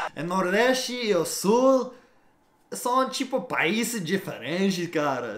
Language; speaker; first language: Portuguese; non-native, learner; English